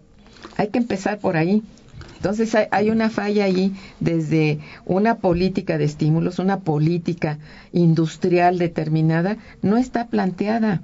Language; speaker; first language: Spanish; native; Spanish